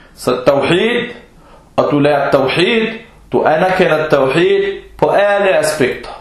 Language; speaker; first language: Danish; early bilingual, other home language; Arabic